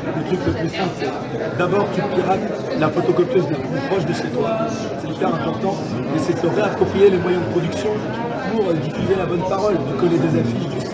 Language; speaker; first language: French; native; French